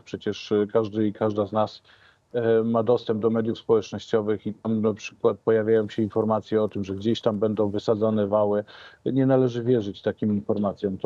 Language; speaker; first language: Polish; native; Polish